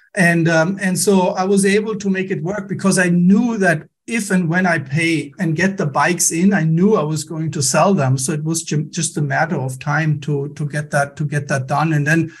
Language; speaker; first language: English; non-native, fluent; German